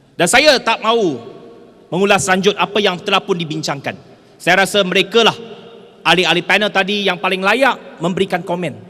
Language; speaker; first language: Malay; non-native, local second language; Chinese